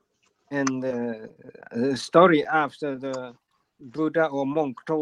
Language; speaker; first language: English; non-native, learner; Japanese